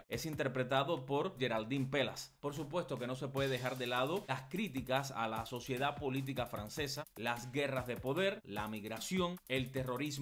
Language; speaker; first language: Spanish; native; Spanish